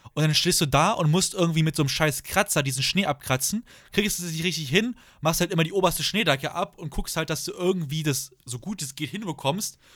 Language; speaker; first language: German; native; German